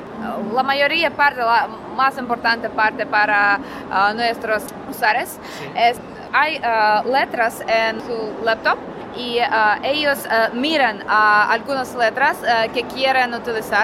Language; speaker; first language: Spanish; non-native, learner; Russian